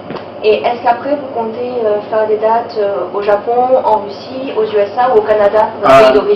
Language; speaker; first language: French; native; French